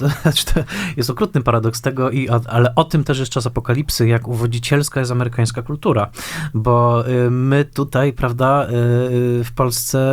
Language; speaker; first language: Polish; native; Polish